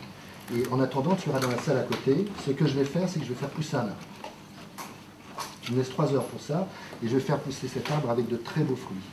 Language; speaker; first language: French; native; French